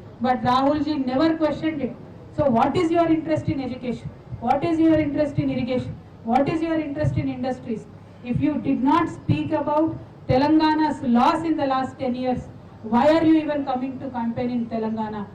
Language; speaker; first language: English; non-native, local second language; Telugu